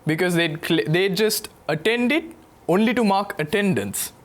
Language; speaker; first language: English; non-native, local second language; Sinhala